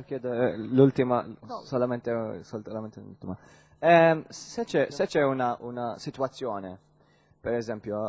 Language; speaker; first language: Italian; non-native, learner; Maltese